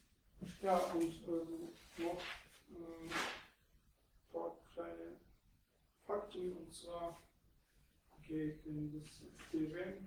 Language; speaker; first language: German; non-native, fluent; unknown